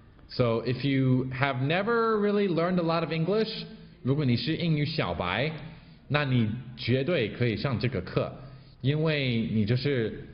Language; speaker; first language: Chinese; non-native, fluent; English